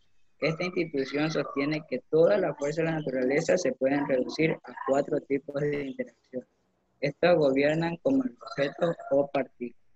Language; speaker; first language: Spanish; native; Spanish